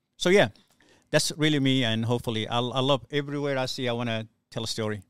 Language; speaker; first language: English; non-native, fluent; Somali